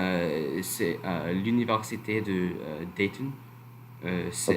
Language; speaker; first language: French; non-native, learner; English